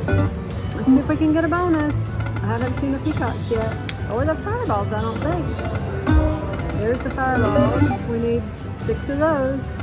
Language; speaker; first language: English; native; English